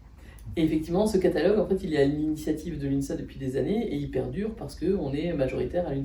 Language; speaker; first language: French; native; French